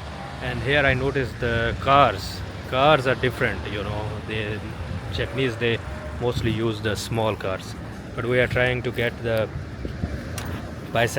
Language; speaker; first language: English; non-native, local second language; Urdu